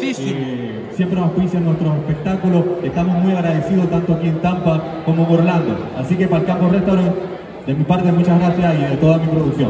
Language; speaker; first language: Spanish; native; Spanish